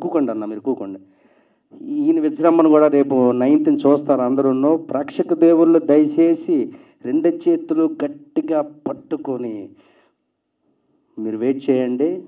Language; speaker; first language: Telugu; native; Telugu